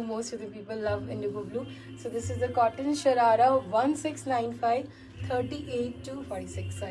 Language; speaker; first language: English; non-native, local second language; Hindi